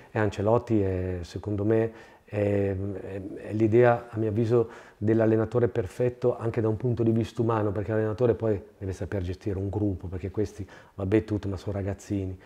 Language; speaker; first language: Italian; native; Italian